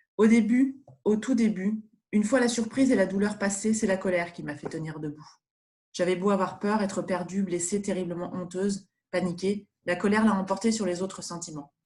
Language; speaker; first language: French; native; French